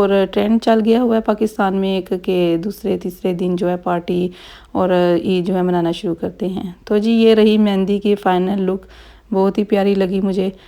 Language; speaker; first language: Urdu; native; Urdu